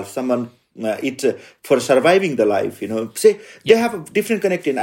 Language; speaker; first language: English; non-native, local second language; Nepali